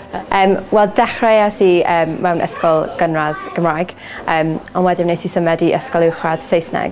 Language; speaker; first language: Welsh; non-native, local second language; English